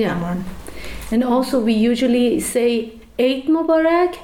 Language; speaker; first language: English; non-native, fluent; Persian